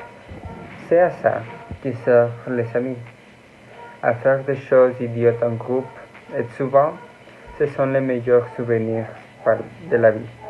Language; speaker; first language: French; non-native, learner; Spanish